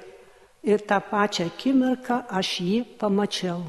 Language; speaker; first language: Lithuanian; native; Lithuanian